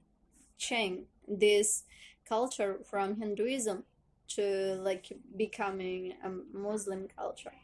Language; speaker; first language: English; non-native, learner; Indonesian